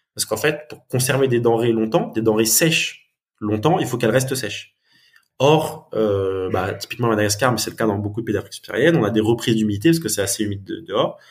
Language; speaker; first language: French; native; French